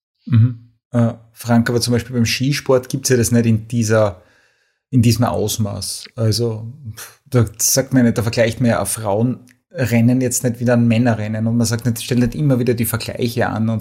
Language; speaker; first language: German; native; German